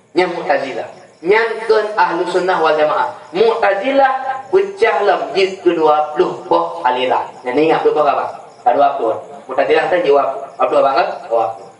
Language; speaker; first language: Malay; non-native, local second language; Achinese